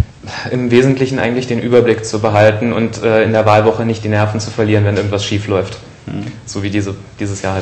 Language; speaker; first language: German; native; German